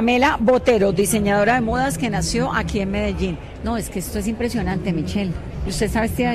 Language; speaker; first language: Spanish; native; Spanish